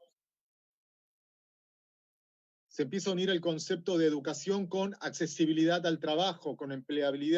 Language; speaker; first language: Spanish; native; Spanish